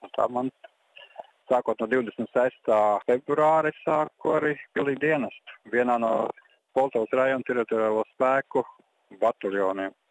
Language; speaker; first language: Latvian; native; Latvian